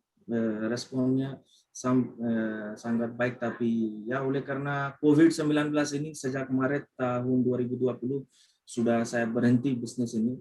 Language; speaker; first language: Indonesian; non-native, fluent; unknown